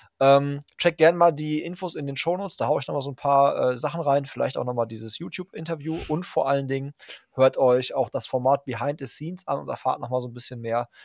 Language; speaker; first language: German; native; German